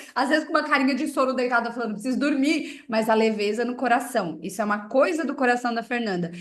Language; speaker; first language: Portuguese; native; Portuguese